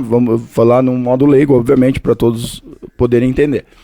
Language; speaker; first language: Portuguese; native; Portuguese